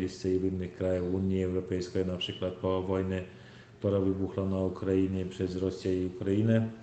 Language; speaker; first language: Polish; non-native, learner; Turkmen